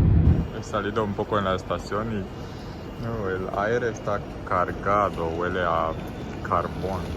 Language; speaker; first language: Spanish; non-native, fluent; German